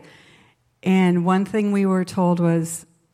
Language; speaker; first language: English; native; English